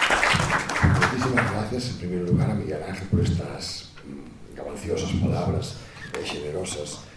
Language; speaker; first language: Spanish; native; Spanish